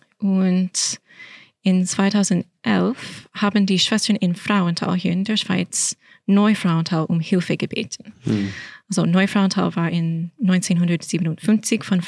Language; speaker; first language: German; non-native, fluent; English